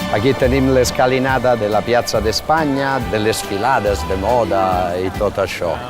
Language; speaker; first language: Catalan; non-native, fluent; Italian